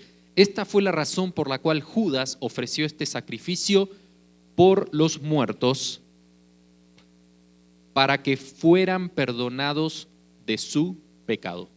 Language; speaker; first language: Spanish; native; Spanish